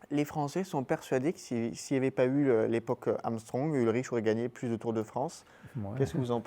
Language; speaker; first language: French; native; French